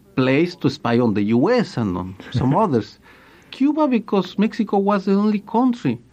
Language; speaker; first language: English; non-native, fluent; Spanish